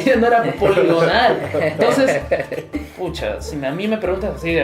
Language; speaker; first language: Spanish; native; Spanish